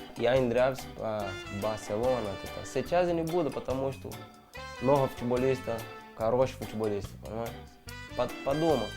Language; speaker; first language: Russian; non-native, learner; Portuguese